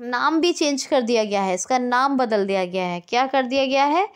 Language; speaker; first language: Hindi; native; Hindi